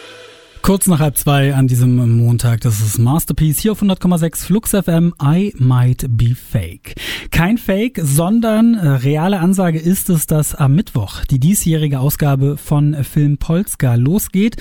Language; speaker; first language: German; native; German